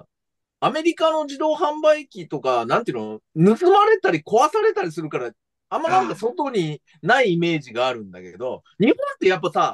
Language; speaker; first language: Japanese; native; Japanese